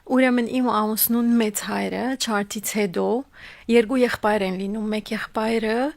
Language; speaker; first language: Armenian; early bilingual, heritage; Armenian